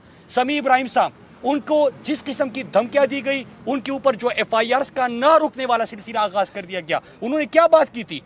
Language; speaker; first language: Urdu; native; Urdu